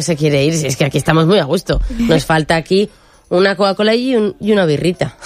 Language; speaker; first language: Spanish; native; Spanish